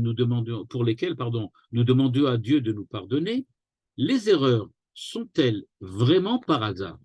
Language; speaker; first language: French; native; French